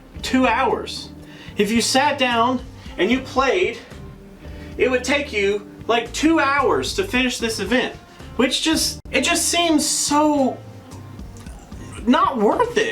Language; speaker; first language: English; native; English